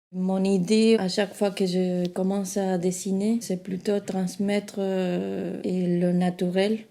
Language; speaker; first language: French; non-native, fluent; Spanish